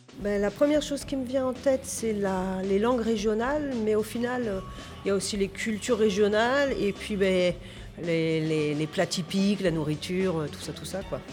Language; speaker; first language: French; native; French